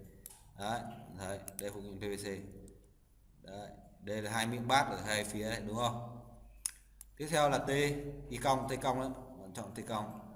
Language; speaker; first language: Vietnamese; native; Vietnamese